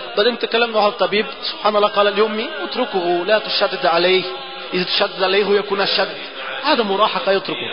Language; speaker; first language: Arabic; non-native, fluent; Portuguese